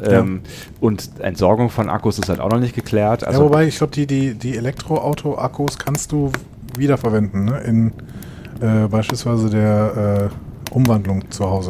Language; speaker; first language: German; native; German